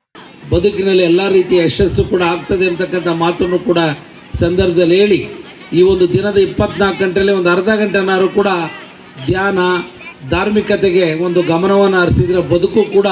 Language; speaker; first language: Kannada; native; Kannada